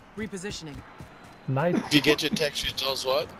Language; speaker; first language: English; early bilingual, other home language; Turkish